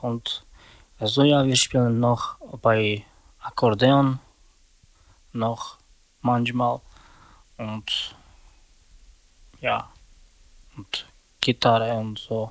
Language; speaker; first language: German; non-native, learner; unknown